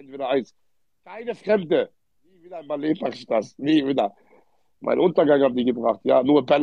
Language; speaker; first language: German; early bilingual, other home language; Arabic